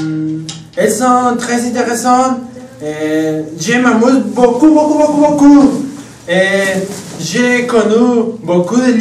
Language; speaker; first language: French; non-native, learner; Spanish